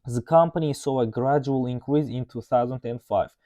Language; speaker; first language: English; non-native, fluent; Uzbek